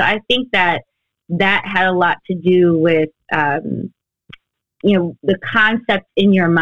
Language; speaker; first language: English; native; English